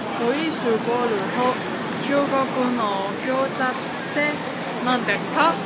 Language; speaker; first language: Japanese; non-native, learner; Cantonese